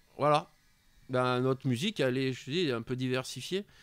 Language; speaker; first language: French; native; French